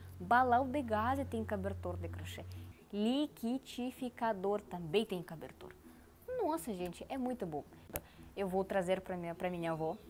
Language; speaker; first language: Portuguese; non-native, learner; Russian